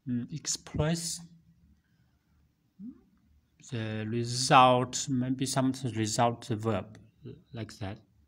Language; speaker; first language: English; non-native, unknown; Chinese